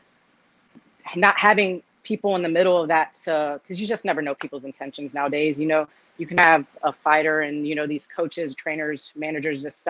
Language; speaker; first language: English; native; English